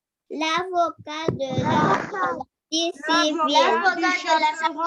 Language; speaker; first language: French; non-native, learner; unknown